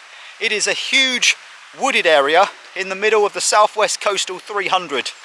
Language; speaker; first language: English; native; English